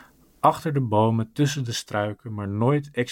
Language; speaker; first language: Dutch; native; Dutch